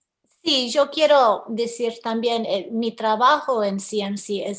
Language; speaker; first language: Spanish; early bilingual, heritage; English